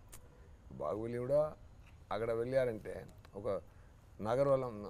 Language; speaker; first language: Telugu; non-native, learner; Tamil